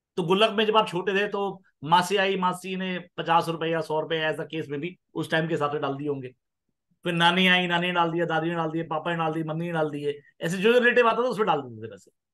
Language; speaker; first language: Hindi; non-native, local second language; Punjabi